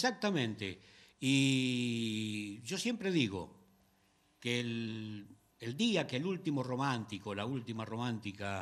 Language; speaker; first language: Spanish; native; Spanish